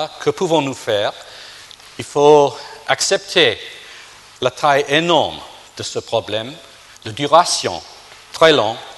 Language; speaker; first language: French; non-native, fluent; English